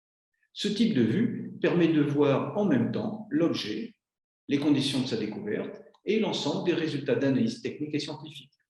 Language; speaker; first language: French; native; French